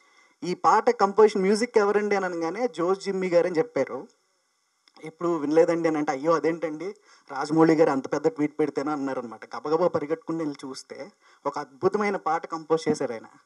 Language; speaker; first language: Telugu; native; Telugu